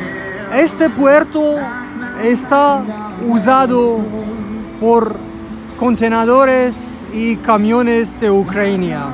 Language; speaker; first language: Spanish; non-native, learner; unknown